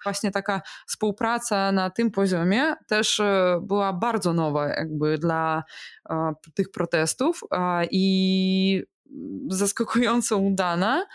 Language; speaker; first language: Polish; non-native, fluent; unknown